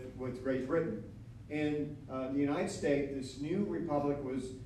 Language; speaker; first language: English; native; English